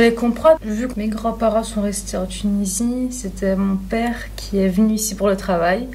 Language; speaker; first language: French; early bilingual, other home language; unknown